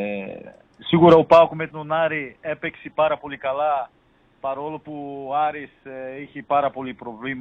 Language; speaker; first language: Greek; non-native, fluent; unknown